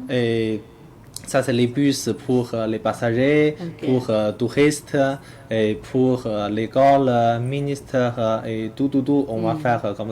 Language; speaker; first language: French; non-native, learner; Chinese